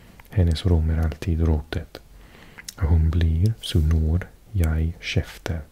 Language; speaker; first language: Norwegian; non-native, learner; English